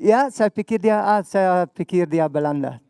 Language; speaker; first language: Indonesian; non-native, learner; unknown